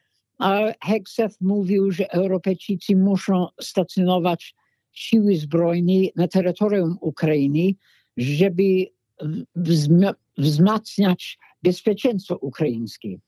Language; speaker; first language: Polish; non-native, fluent; English